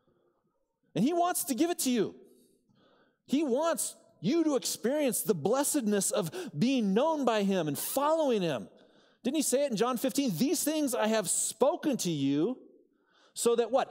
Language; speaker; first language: English; native; English